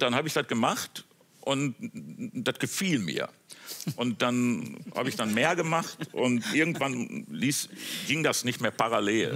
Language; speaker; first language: German; native; German